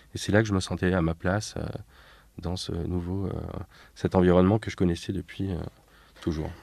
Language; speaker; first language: French; native; French